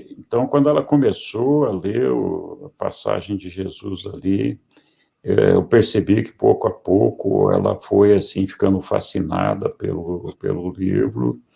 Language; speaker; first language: Portuguese; early bilingual, other home language; Spanish